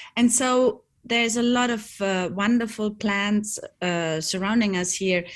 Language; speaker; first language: English; non-native, fluent; German